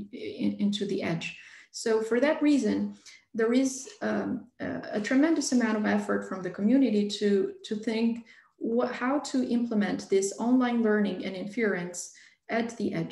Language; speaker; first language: English; non-native, fluent; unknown